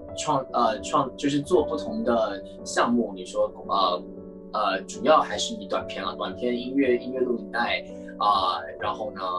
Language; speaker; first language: Chinese; native; Chinese